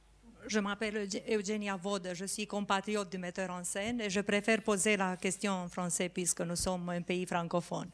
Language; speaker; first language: French; non-native, fluent; Romanian